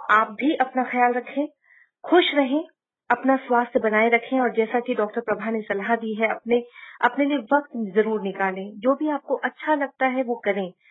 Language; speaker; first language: Hindi; native; Hindi